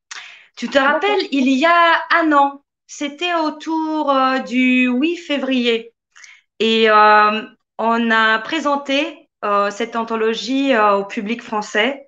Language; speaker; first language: French; non-native, fluent; Slovenian